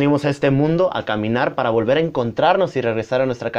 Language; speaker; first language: Spanish; native; Spanish